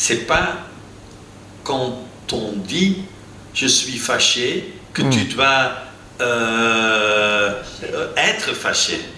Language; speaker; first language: French; non-native, local second language; Dutch